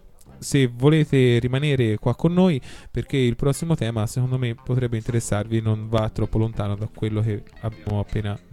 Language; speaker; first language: Italian; native; Italian